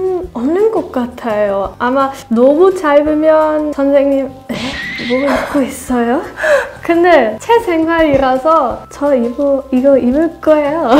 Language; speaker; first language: Korean; non-native, learner; German